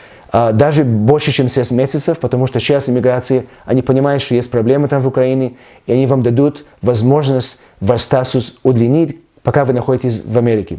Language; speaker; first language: Russian; early bilingual, heritage; Russian